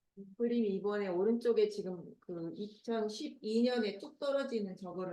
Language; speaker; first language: Korean; native; Korean